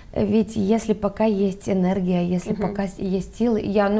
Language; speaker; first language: Russian; non-native, local second language; Armenian